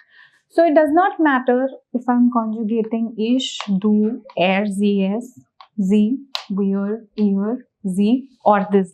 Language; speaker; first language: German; non-native, fluent; English